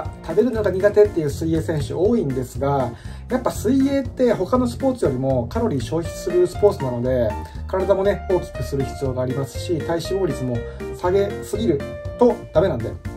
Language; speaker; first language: Japanese; native; Japanese